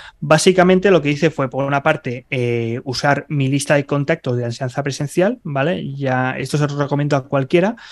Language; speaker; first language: Spanish; native; Spanish